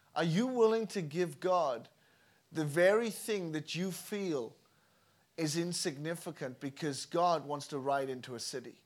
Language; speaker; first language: English; native; English